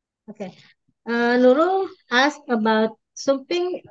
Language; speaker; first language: English; non-native, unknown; Indonesian